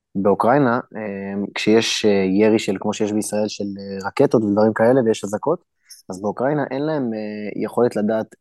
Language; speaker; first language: Hebrew; native; Hebrew